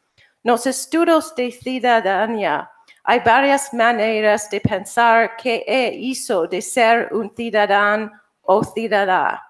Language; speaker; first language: Galician; non-native, fluent; English